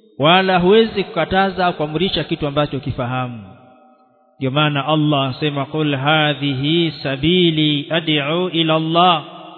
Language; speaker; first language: Swahili; native; Swahili